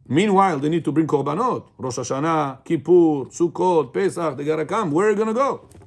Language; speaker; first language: English; non-native, fluent; Russian